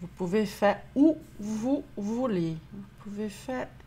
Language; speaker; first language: French; non-native, fluent; Portuguese